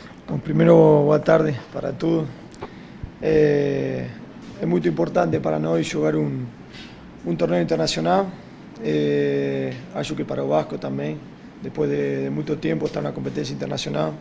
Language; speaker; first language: Portuguese; non-native, fluent; Spanish